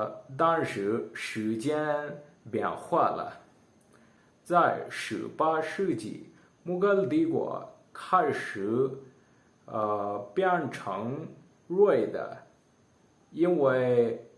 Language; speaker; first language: Chinese; non-native, learner; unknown